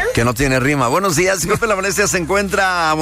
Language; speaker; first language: Spanish; native; Spanish